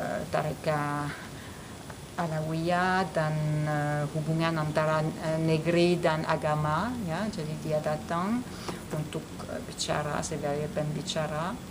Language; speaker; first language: Indonesian; non-native, fluent; French